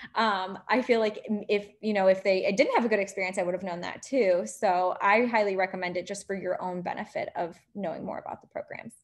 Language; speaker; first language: English; native; English